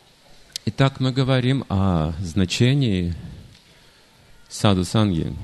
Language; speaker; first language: Russian; native; Russian